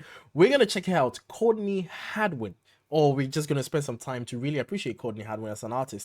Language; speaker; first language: English; native; English